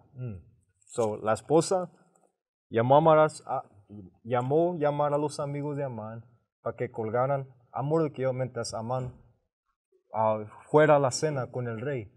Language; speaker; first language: Spanish; early bilingual, heritage; Spanish